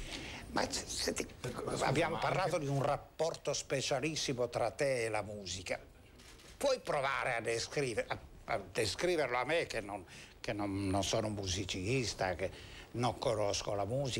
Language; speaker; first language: Italian; native; Italian